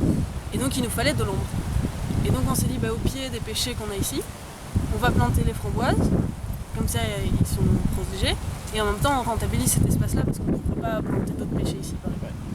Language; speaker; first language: French; native; French